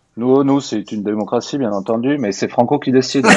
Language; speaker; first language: French; native; French